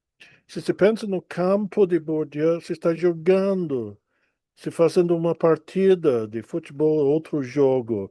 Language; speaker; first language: Portuguese; non-native, fluent; English